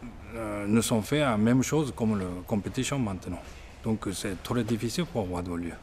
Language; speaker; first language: French; non-native, learner; Japanese